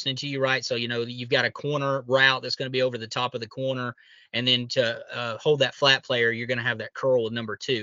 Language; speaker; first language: English; native; English